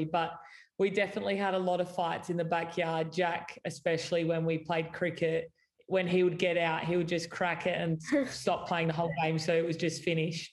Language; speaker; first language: English; native; English